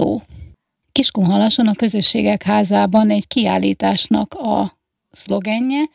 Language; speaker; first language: Hungarian; native; Hungarian